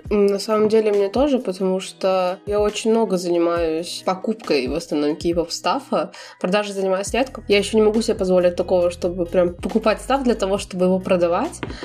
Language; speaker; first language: Russian; native; Russian